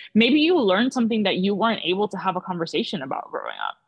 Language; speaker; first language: English; early bilingual, other home language; Spanish